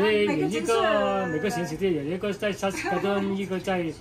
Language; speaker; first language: Chinese; non-native, learner; Cantonese